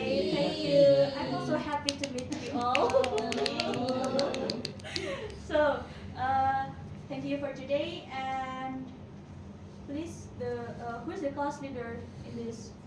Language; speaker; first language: English; non-native, fluent; Indonesian